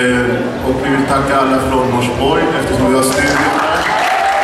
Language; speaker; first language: Swedish; early bilingual, other home language; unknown